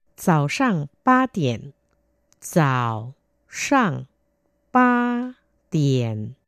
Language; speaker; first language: Chinese; non-native, learner; Vietnamese